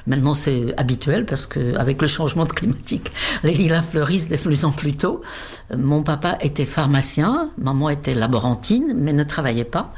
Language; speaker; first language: French; non-native, fluent; Czech